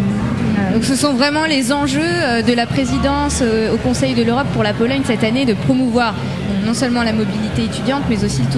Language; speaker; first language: French; native; French